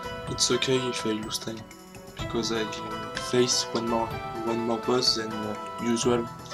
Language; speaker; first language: English; non-native, learner; French